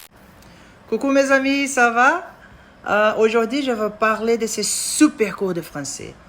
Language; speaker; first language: French; non-native, learner; Portuguese